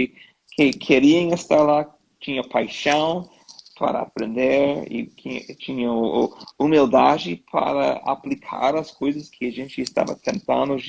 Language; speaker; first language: Portuguese; non-native, learner; English